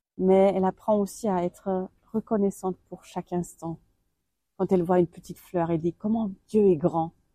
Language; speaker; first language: French; non-native, fluent; German